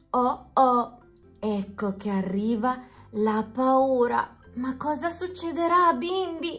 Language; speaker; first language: Italian; native; Italian